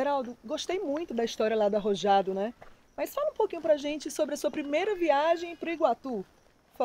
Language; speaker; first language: Portuguese; native; Portuguese